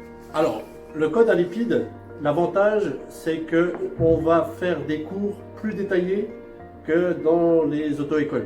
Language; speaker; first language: French; native; French